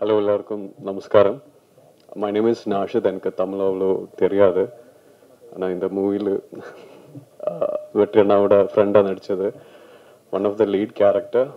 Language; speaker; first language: Tamil; non-native, learner; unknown